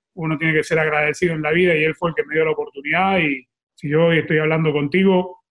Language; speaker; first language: Spanish; native; Spanish